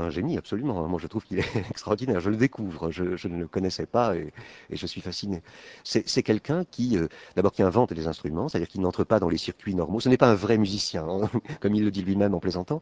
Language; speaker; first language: French; native; French